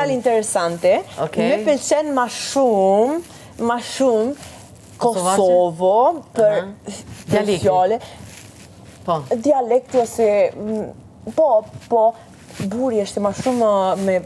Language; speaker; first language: Albanian; non-native, learner; Italian